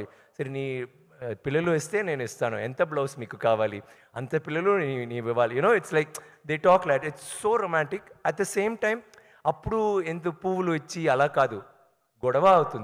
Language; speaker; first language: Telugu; non-native, learner; Tamil